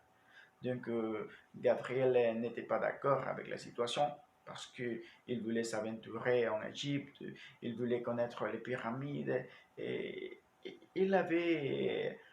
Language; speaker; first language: French; non-native, learner; Spanish